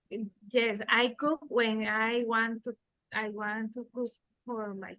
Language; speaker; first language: English; non-native, learner; Spanish